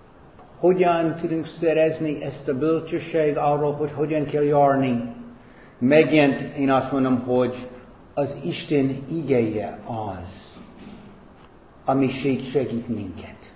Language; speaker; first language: Hungarian; non-native, fluent; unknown